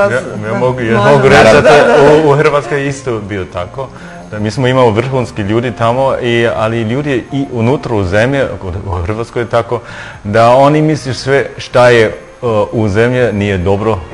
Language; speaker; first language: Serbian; non-native, learner; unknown